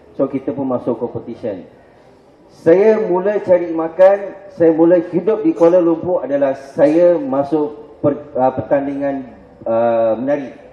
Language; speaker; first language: Malay; non-native, local second language; Min Nan Chinese